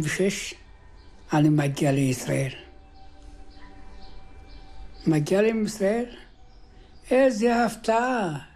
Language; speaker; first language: Hebrew; early bilingual, other home language; Amharic